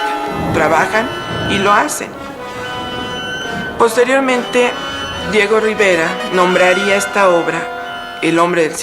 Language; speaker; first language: Spanish; native; Spanish